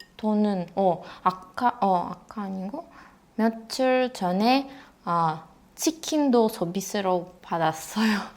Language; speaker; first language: Korean; non-native, learner; Russian